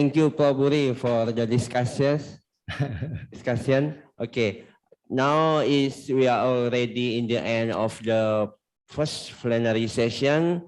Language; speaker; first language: English; non-native, learner; Indonesian